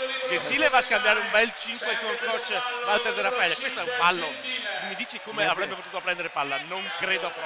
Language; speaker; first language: Italian; native; Italian